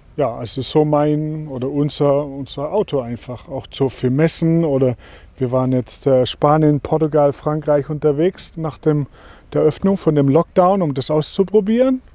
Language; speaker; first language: German; non-native, fluent; Portuguese